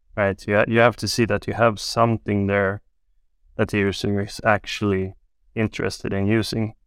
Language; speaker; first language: English; non-native, fluent; Swedish